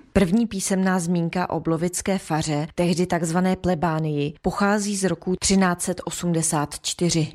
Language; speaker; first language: Czech; native; Czech